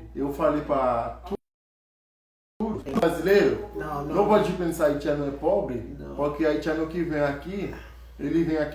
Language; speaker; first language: Portuguese; non-native, learner; Haitian Creole